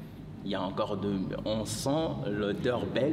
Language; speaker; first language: French; non-native, local second language; Lingala